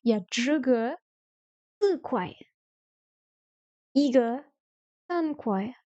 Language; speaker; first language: Chinese; non-native, learner; French